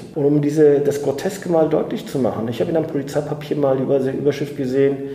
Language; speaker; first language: German; native; German